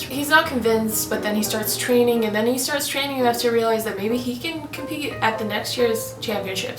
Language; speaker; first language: English; non-native, fluent; Swedish